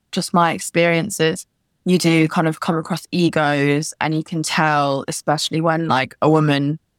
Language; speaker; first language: English; native; English